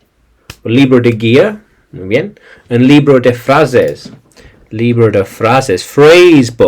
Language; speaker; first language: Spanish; non-native, learner; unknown